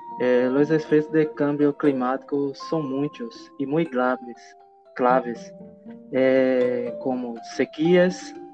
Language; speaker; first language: Spanish; non-native, learner; Portuguese